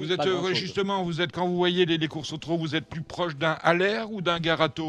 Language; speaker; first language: French; native; French